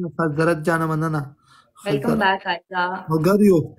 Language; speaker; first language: Hindi; non-native, local second language; Pashto